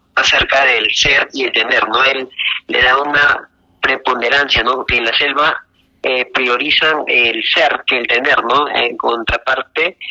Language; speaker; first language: Spanish; native; Spanish